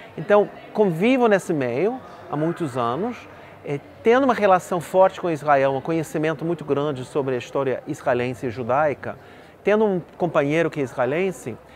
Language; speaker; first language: Portuguese; non-native, fluent; English